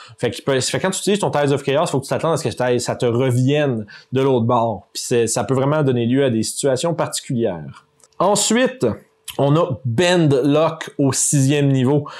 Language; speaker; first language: French; native; French